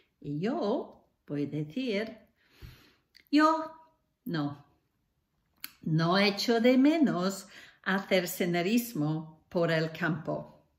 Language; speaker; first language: Spanish; non-native, fluent; English